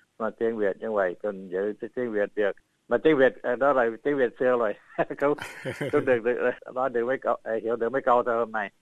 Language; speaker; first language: Vietnamese; early bilingual, heritage; Vietnamese